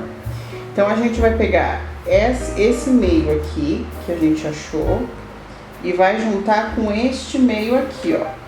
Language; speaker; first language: Portuguese; native; Portuguese